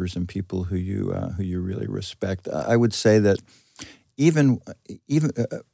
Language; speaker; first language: English; early bilingual, other home language; Greek